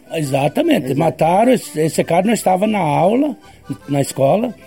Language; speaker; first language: Portuguese; native; Portuguese